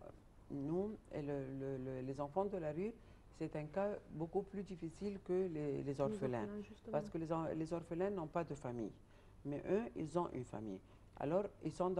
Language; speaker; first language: French; non-native, fluent; Arabic